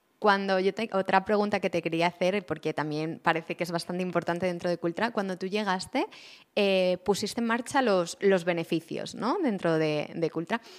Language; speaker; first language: Spanish; native; Spanish